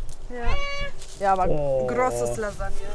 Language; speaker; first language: German; non-native, fluent; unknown